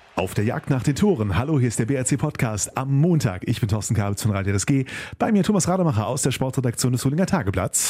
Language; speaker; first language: German; native; German